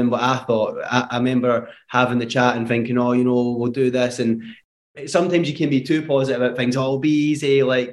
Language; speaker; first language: English; native; English